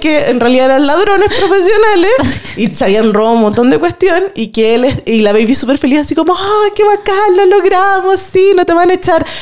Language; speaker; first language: Spanish; native; Spanish